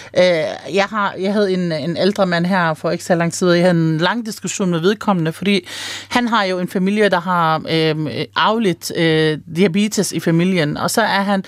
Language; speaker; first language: Danish; early bilingual, other home language; Arabic